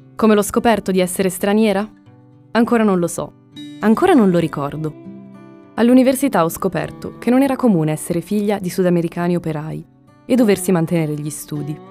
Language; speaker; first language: Italian; early bilingual, other home language; Spanish